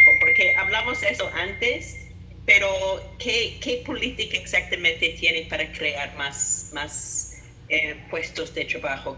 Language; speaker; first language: Spanish; non-native, fluent; English